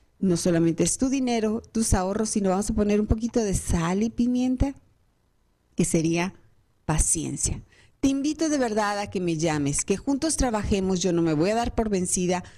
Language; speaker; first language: Spanish; native; Spanish